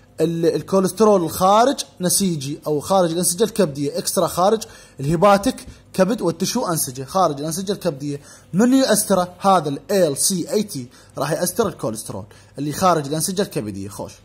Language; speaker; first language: Arabic; native; Arabic